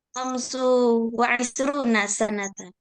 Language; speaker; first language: Arabic; non-native, learner; Indonesian